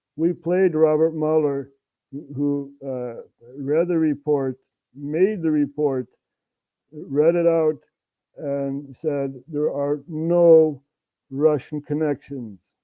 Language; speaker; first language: English; non-native, fluent; Dutch